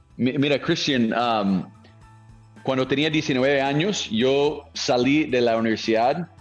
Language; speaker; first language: Spanish; non-native, fluent; English